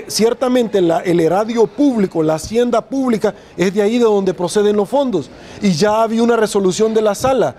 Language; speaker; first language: Spanish; native; Spanish